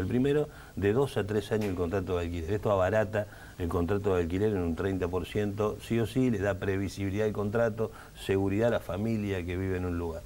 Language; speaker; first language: Spanish; native; Spanish